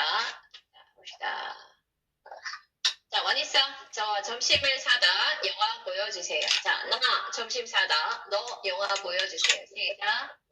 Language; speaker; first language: Korean; native; Korean